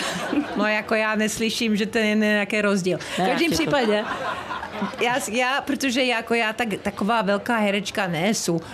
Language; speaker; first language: Czech; early bilingual, heritage; Czech